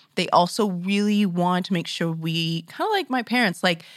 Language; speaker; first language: English; native; English